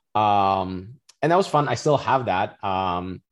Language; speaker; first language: English; non-native, fluent; Turkish